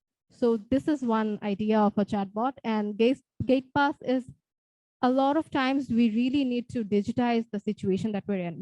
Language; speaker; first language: English; non-native, local second language; Bangla